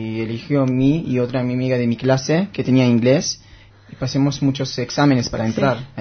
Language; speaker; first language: Spanish; non-native, learner; Hebrew